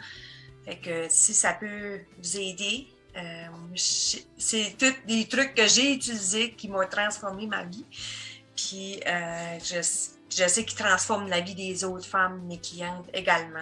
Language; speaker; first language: French; native; French